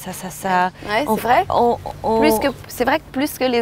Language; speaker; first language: French; native; French